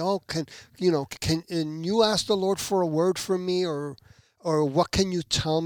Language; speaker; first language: English; early bilingual, other home language; Spanish